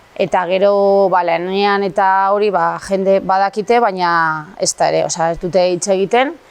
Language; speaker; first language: Basque; non-native, local second language; Spanish